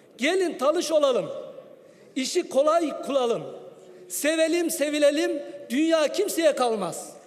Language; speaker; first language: Turkish; native; Turkish